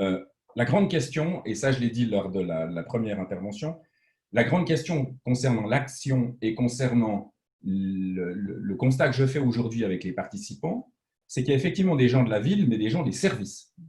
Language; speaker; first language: French; native; French